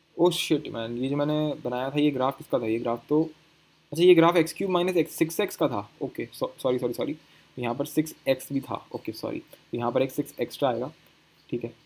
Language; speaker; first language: Hindi; native; Hindi